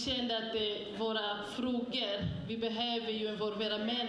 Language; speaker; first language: Swedish; non-native, fluent; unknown